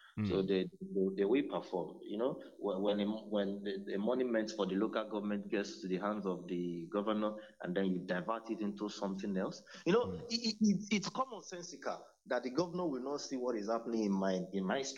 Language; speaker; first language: English; non-native, local second language; Yoruba